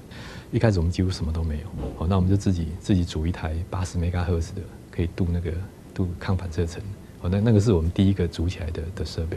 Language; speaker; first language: Chinese; native; Chinese